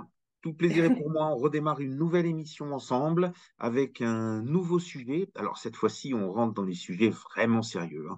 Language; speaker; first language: French; native; French